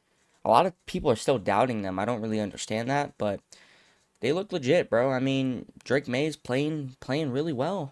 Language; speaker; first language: English; native; English